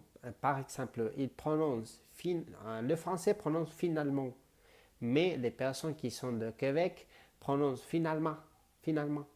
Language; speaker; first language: French; non-native, learner; Spanish